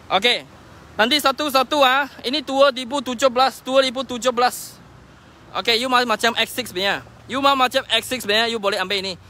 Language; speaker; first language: Malay; non-native, local second language; Chinese